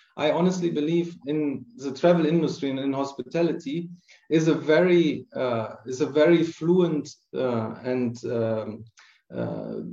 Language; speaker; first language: English; non-native, fluent; German